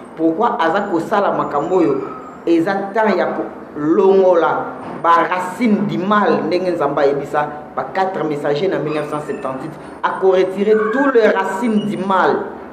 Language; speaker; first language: Lingala; native; Lingala